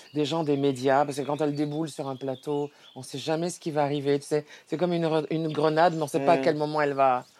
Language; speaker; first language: French; native; French